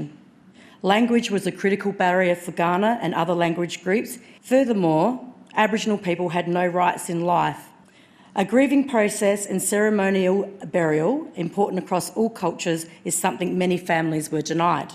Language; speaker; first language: English; native; English